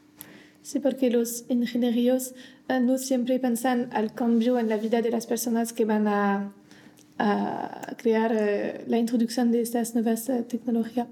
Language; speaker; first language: Spanish; non-native, learner; French